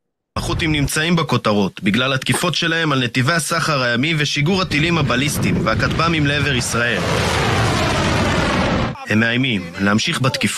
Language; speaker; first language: Hebrew; native; Hebrew